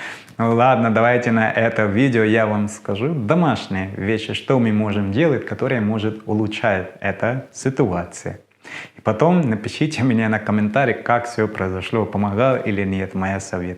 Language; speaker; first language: Russian; non-native, learner; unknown